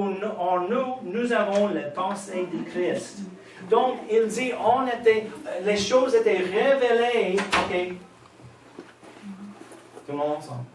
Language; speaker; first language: French; non-native, fluent; English